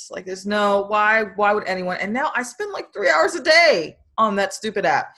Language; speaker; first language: English; native; English